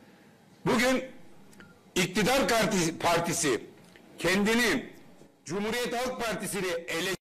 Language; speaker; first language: Turkish; native; Turkish